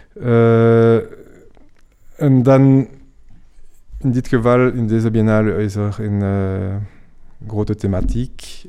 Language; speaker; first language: Dutch; non-native, fluent; French